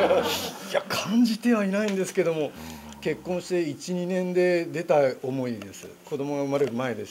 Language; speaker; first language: Japanese; native; Japanese